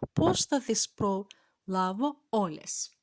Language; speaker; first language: Greek; non-native, fluent; Turkish